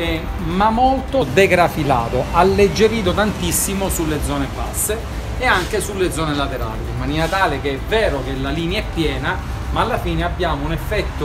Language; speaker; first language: Italian; native; Italian